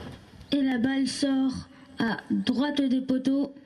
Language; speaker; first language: French; native; French